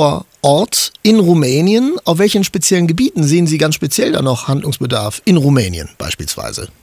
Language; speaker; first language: German; native; German